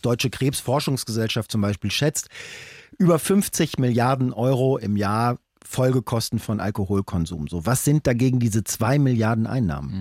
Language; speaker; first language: German; native; German